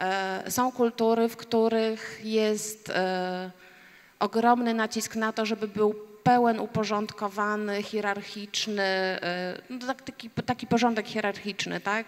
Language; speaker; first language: Polish; native; Polish